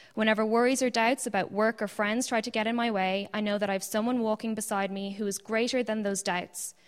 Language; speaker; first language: English; native; English